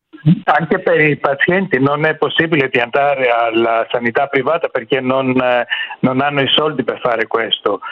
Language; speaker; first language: Italian; non-native, fluent; Greek